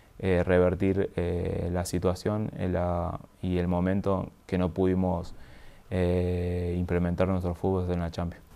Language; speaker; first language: Spanish; native; Spanish